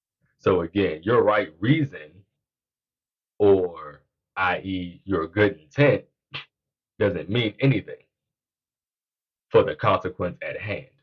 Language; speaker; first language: English; native; English